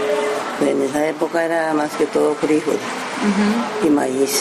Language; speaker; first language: Spanish; early bilingual, other home language; Japanese